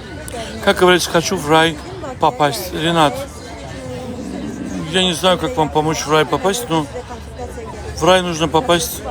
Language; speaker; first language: Russian; non-native, fluent; Azerbaijani